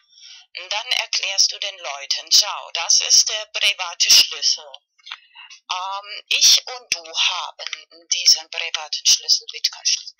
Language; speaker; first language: German; non-native, fluent; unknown